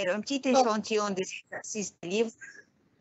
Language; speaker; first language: French; non-native, fluent; Arabic